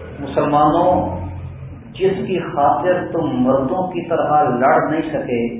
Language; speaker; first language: Urdu; non-native, local second language; Punjabi